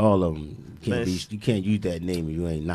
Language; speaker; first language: English; native; English